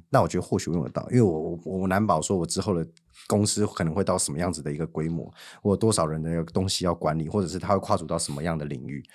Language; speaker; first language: Chinese; native; Chinese